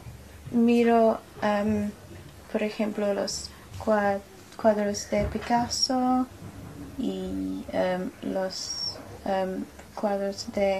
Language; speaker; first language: Spanish; non-native, learner; English